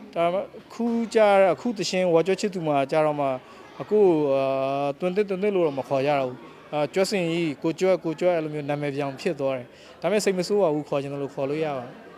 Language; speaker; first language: Burmese; non-native, local second language; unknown